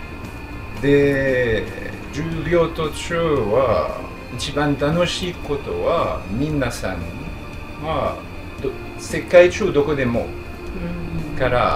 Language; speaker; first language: Japanese; non-native, learner; French